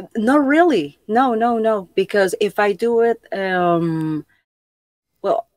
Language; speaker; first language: English; non-native, fluent; Spanish